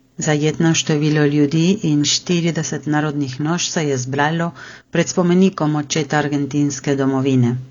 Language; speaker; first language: Slovenian; early bilingual, heritage; Slovenian